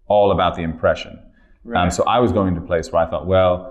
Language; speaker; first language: English; native; English